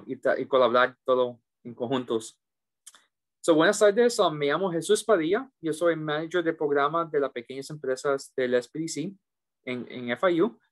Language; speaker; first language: Spanish; early bilingual, heritage; English